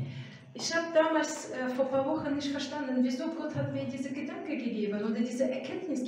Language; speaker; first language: German; non-native, fluent; Russian